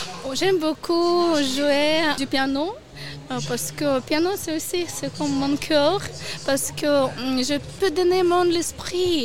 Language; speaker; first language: French; non-native, learner; Ukrainian